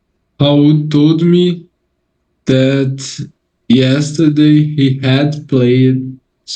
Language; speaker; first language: English; non-native, learner; Portuguese